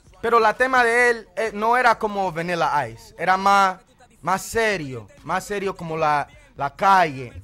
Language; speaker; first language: Spanish; early bilingual, heritage; Spanish